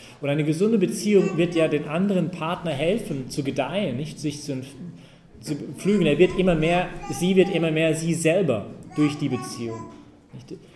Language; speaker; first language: German; non-native, fluent; English